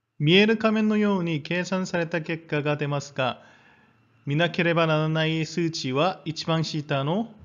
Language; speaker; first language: Japanese; non-native, fluent; Korean